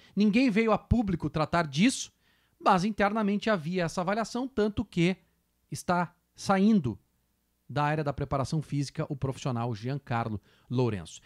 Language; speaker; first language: Portuguese; native; Portuguese